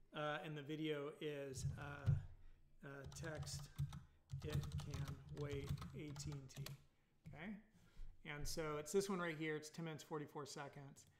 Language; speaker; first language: English; native; English